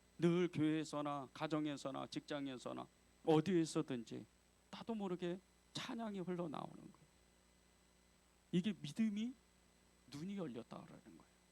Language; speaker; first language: Korean; native; Korean